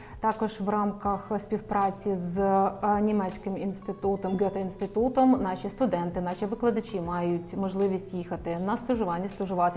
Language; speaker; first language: Ukrainian; native; Ukrainian